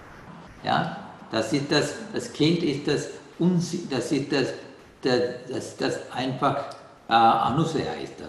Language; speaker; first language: German; non-native, learner; Sinhala